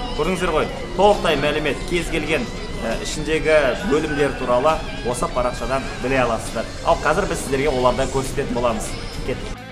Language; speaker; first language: Kazakh; native; Kazakh